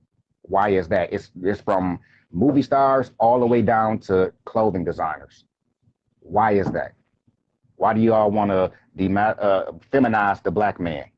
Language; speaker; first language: English; native; English